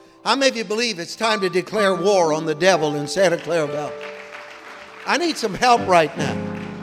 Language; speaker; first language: English; early bilingual, other home language; Spanish